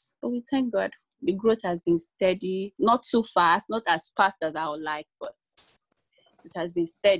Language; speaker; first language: English; non-native, local second language; Yoruba